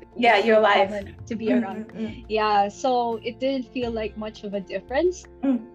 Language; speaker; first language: English; non-native, local second language; Filipino